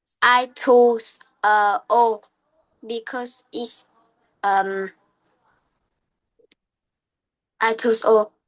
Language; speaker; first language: English; non-native, learner; Vietnamese